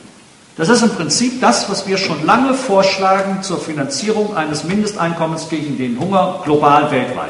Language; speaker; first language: German; native; German